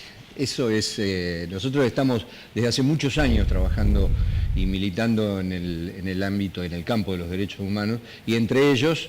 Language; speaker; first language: Spanish; native; Spanish